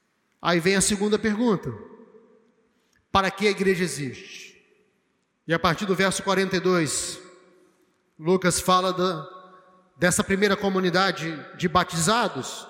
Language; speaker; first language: Portuguese; native; Portuguese